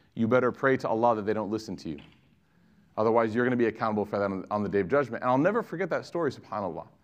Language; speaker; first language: English; native; English